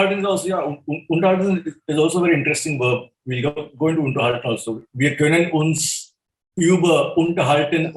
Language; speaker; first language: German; non-native, fluent; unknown